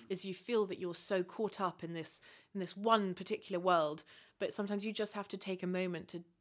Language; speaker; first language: English; native; English